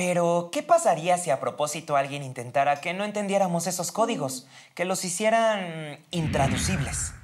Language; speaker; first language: Spanish; native; Spanish